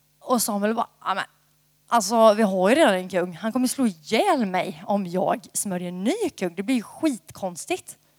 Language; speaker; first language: Swedish; native; Swedish